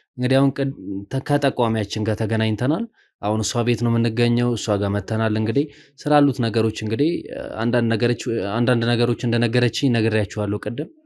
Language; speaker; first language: Amharic; native; Amharic